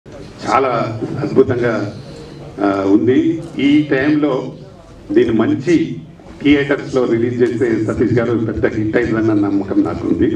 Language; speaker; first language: Telugu; native; Telugu